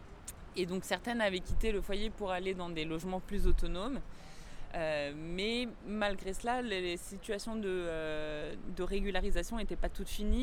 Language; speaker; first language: French; native; French